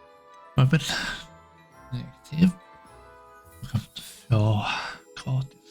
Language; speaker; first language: Swedish; non-native, learner; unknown